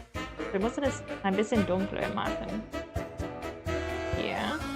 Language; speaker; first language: German; non-native, learner; English